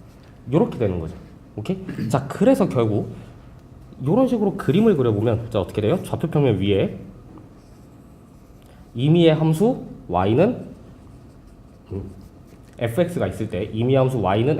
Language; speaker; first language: Korean; native; Korean